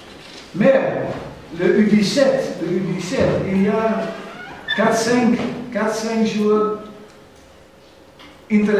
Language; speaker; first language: French; non-native, fluent; German